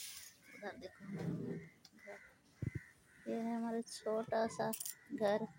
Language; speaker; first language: Hindi; non-native, local second language; Bangla